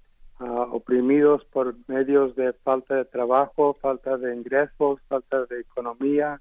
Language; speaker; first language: Spanish; early bilingual, heritage; Spanish